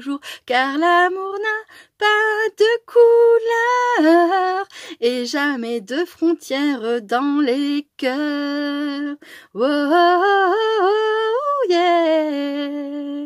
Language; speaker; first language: French; native; French